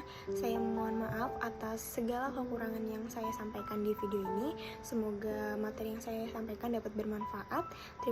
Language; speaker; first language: Malay; native; Malay